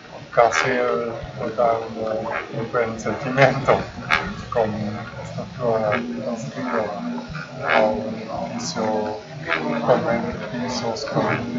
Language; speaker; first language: Spanish; non-native, fluent; German